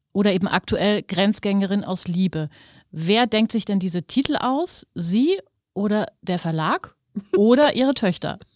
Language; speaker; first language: German; native; German